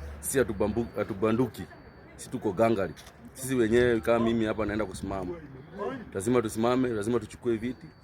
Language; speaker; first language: Swahili; non-native, local second language; Luyia